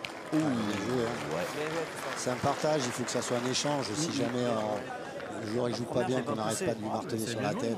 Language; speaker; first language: French; native; French